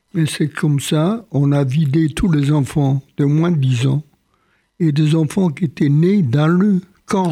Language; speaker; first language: French; non-native, fluent; Polish